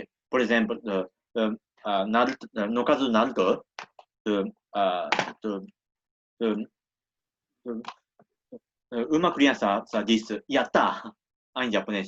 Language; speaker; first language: Portuguese; non-native, learner; Japanese